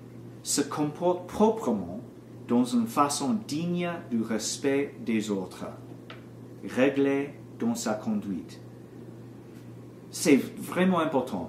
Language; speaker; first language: French; non-native, learner; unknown